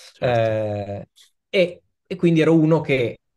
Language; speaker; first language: Italian; native; Italian